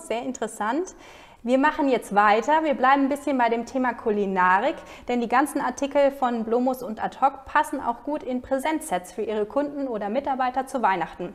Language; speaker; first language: German; native; German